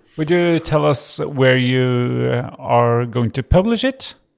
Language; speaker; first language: English; non-native, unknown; Norwegian